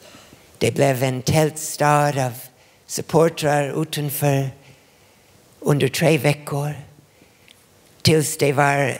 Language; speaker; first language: Swedish; non-native, fluent; English